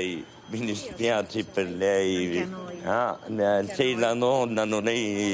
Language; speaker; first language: Italian; non-native, learner; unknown